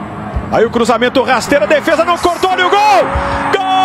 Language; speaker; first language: Portuguese; native; Portuguese